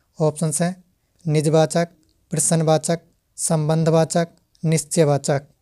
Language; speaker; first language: Hindi; native; Hindi